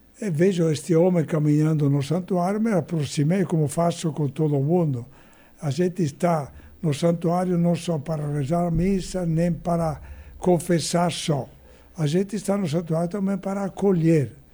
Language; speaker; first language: Portuguese; non-native, fluent; Italian